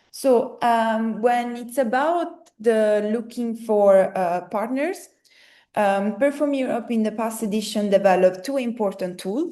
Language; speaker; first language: English; non-native, fluent; Italian